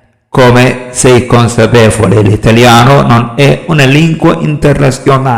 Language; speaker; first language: Italian; non-native, fluent; Somali